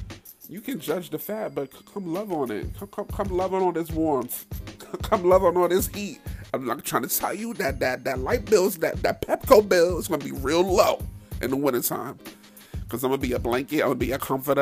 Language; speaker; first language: English; native; English